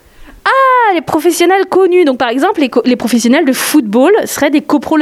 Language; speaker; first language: French; native; French